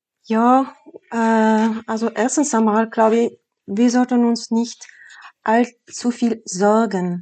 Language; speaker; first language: German; non-native, fluent; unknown